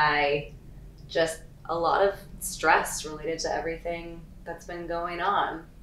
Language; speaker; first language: English; native; English